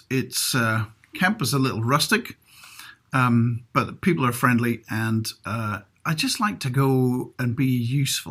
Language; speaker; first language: English; native; English